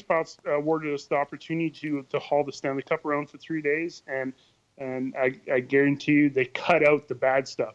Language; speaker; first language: English; native; English